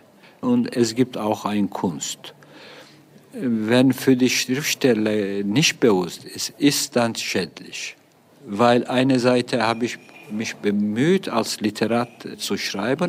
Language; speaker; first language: German; non-native, fluent; Turkish